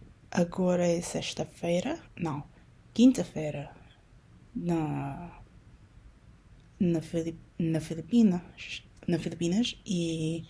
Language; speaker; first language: Portuguese; non-native, learner; Min Nan Chinese